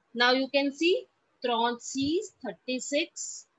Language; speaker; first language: English; non-native, local second language; Hindi